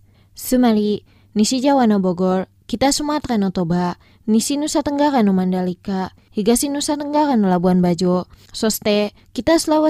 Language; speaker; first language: Japanese; non-native, fluent; Indonesian